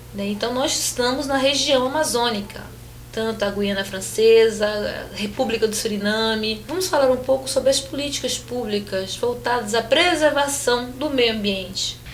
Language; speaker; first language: Portuguese; native; Portuguese